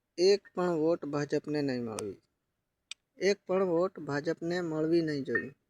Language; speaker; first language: Gujarati; non-native, local second language; Bhili